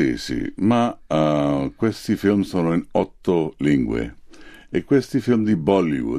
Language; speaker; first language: Italian; non-native, fluent; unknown